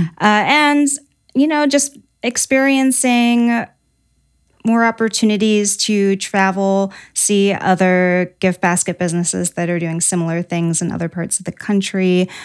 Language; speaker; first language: English; native; English